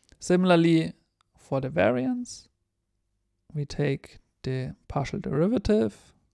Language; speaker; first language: English; non-native, fluent; German